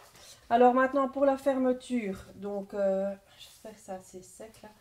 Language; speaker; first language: French; native; French